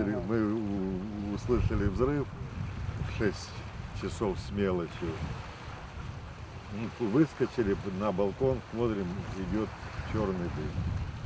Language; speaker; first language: Russian; native; Russian